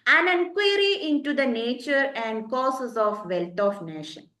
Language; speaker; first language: English; non-native, local second language; Malayalam